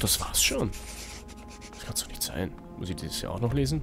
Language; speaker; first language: German; native; German